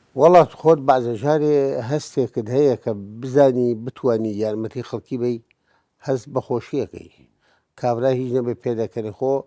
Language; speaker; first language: Central Kurdish; non-native, local second language; Gurani